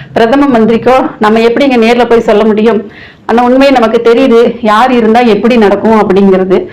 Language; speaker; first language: Tamil; native; Tamil